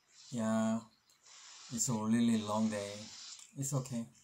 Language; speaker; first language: English; non-native, learner; Korean